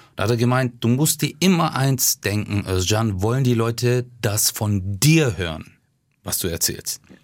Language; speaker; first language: German; early bilingual, other home language; Turkish